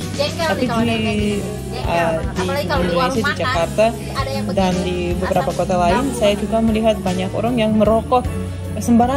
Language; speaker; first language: Indonesian; non-native, fluent; Russian